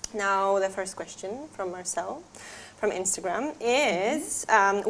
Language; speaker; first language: English; non-native, fluent; Polish